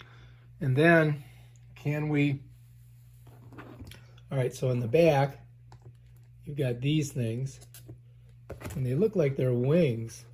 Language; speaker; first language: English; native; English